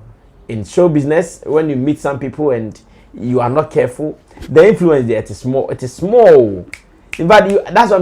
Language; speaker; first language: English; non-native, local second language; Akan